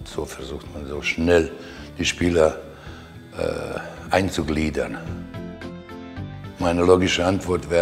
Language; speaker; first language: German; non-native, fluent; Croatian